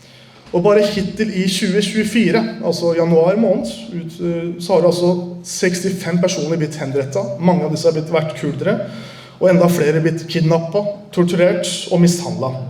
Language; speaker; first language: Norwegian; early bilingual, other home language; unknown